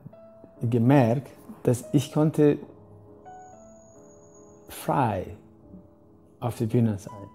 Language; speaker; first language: German; non-native, fluent; Spanish